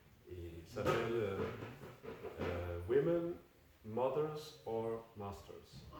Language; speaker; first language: French; non-native, fluent; Danish